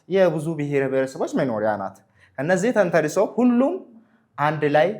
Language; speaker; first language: Amharic; non-native, local second language; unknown